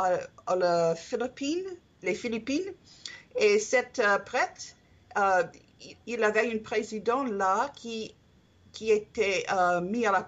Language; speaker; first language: French; non-native, learner; English